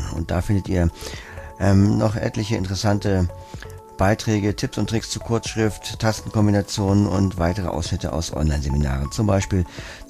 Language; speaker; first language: German; native; German